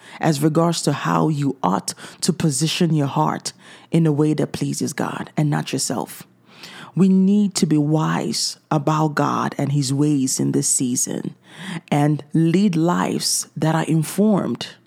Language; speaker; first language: English; native; English